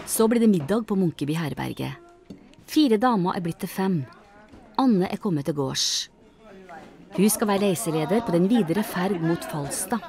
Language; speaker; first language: Norwegian; native; Norwegian